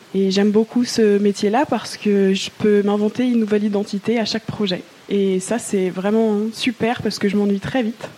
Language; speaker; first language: French; native; French